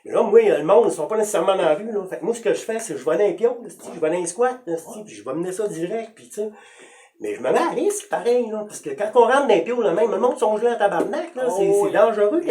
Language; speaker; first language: French; native; French